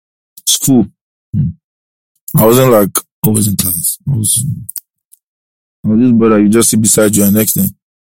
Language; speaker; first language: English; non-native, local second language; Yoruba